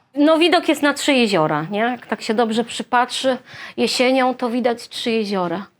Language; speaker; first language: Polish; native; Polish